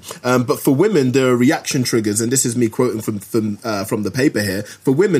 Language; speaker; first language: English; native; English